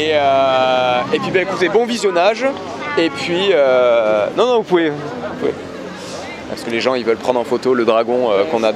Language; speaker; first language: French; native; French